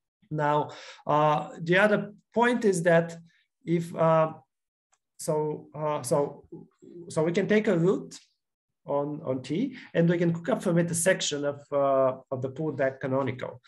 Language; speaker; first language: English; non-native, fluent; Bulgarian